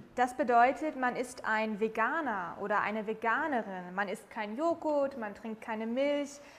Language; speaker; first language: German; native; German